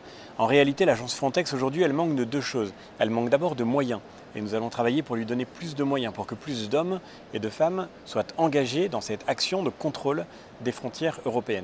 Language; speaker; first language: French; native; French